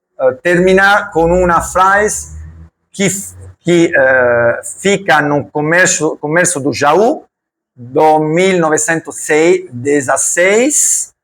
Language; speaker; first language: Portuguese; non-native, learner; Italian